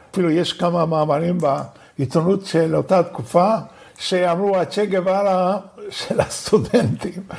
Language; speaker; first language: Hebrew; non-native, fluent; Spanish